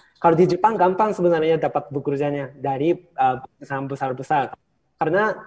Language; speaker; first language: Indonesian; non-native, fluent; Japanese